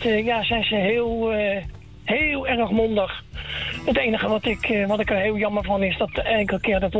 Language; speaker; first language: Dutch; native; Dutch